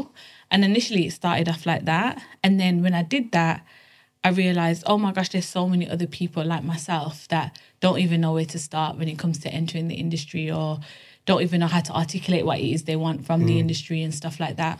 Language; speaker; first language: English; native; English